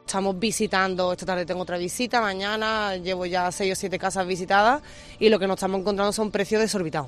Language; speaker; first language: Spanish; native; Spanish